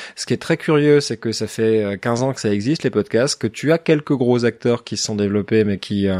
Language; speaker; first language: French; native; French